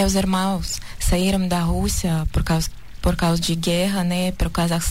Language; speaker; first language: Portuguese; non-native, learner; Russian